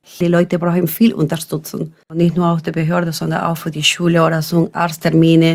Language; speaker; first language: German; non-native, learner; Spanish